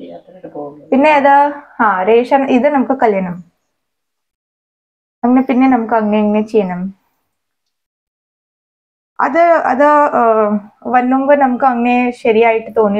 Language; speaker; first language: Malayalam; non-native, learner; Hindi